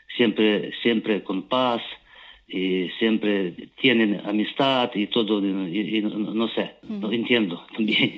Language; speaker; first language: Spanish; non-native, learner; Ukrainian